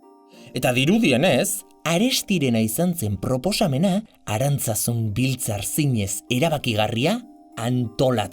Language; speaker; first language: Basque; native; Basque